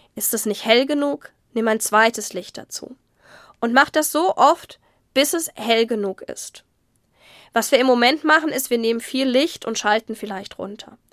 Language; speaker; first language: German; native; German